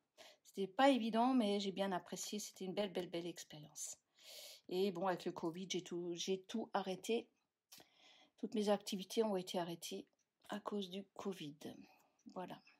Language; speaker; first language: French; native; French